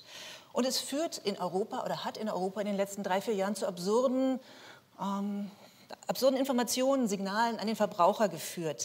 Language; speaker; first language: German; native; German